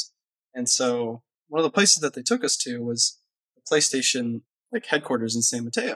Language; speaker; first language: English; native; English